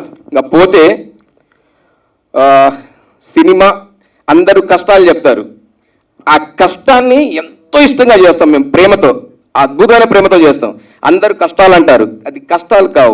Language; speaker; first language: Telugu; native; Telugu